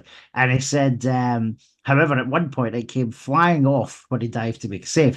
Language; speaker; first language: English; native; English